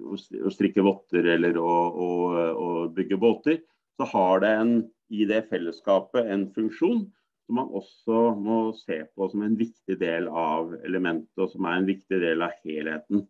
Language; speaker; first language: Norwegian; native; Norwegian